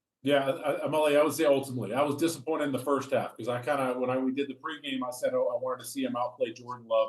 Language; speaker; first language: English; native; English